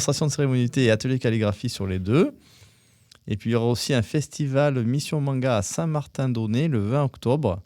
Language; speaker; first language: French; native; French